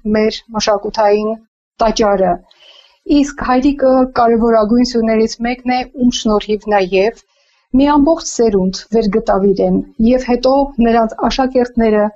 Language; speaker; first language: Armenian; native; Armenian